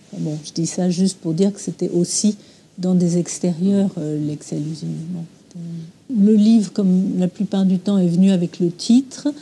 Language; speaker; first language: French; early bilingual, other home language; English